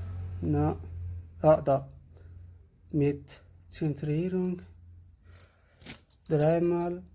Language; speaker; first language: German; non-native, fluent; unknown